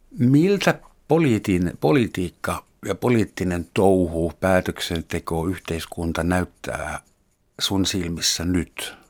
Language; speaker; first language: Finnish; non-native, fluent; German